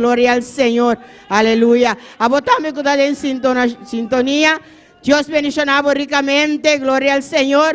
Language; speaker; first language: Spanish; non-native, learner; Papiamento